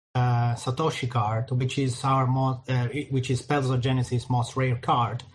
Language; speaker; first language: English; non-native, fluent; Italian